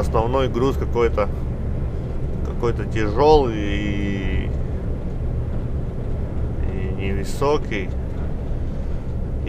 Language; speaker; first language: Russian; non-native, fluent; Latvian